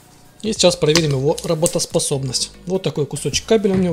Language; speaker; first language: Russian; native; Russian